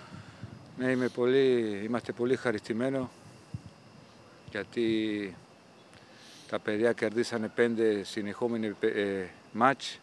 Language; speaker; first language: Greek; non-native, fluent; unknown